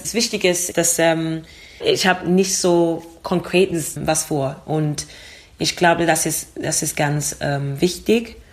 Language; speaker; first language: German; non-native, learner; English